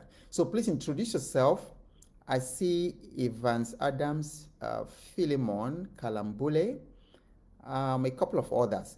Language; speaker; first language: English; non-native, local second language; Igbo